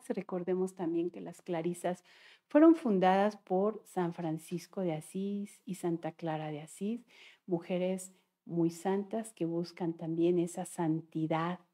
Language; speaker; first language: Spanish; native; Spanish